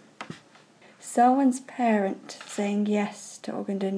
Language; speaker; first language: English; native; English